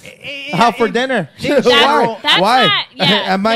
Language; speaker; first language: English; native; English